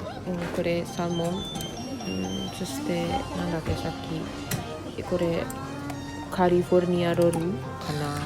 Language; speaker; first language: Japanese; non-native, fluent; Indonesian